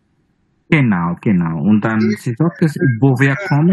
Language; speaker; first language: German; non-native, fluent; Bangla